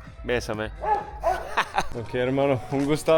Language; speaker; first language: Spanish; non-native, fluent; English